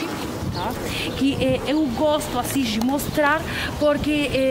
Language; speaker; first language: Portuguese; non-native, fluent; Spanish